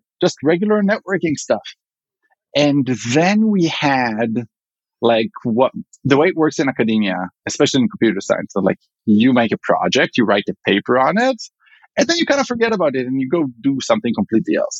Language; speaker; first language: English; non-native, fluent; Hebrew